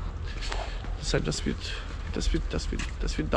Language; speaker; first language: German; non-native, fluent; Ukrainian